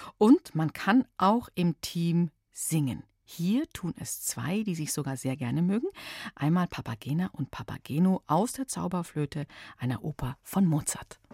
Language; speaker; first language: German; native; German